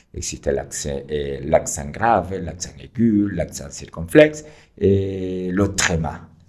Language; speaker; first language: French; non-native, fluent; Spanish